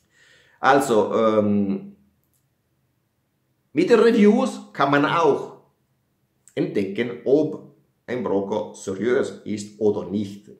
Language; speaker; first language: German; non-native, fluent; Italian